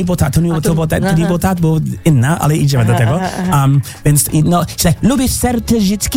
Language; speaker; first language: Polish; non-native, fluent; English